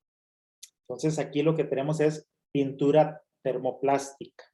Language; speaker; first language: Spanish; native; Spanish